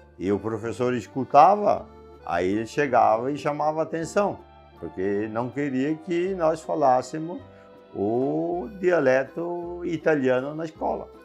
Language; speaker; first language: Portuguese; non-native, local second language; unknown